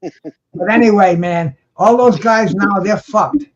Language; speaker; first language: English; native; English